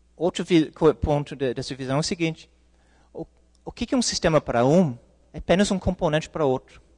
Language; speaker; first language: Portuguese; non-native, fluent; English